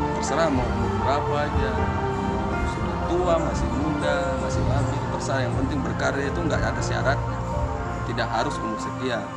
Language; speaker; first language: Indonesian; native; Indonesian